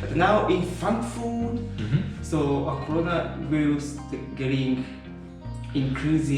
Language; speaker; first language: English; non-native, learner; Japanese